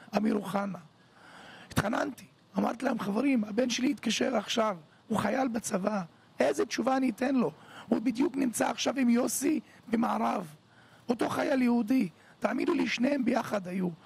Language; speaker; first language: Hebrew; non-native, local second language; Arabic